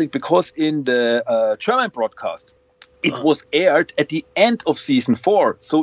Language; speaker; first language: English; non-native, fluent; German